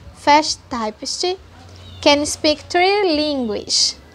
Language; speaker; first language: English; non-native, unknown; Portuguese